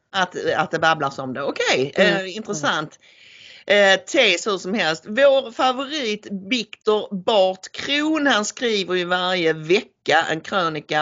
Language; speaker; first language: Swedish; native; Swedish